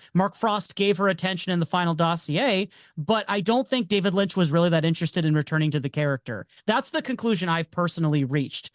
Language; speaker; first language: English; native; English